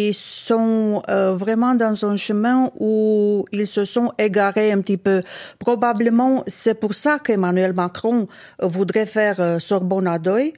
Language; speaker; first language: French; non-native, fluent; Romanian